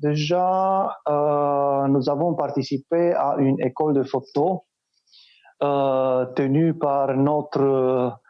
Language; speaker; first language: French; non-native, fluent; Romanian